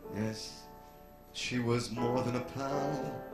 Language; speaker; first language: English; native; English